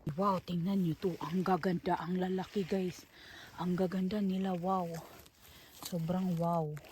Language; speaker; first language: Filipino; non-native, local second language; Cebuano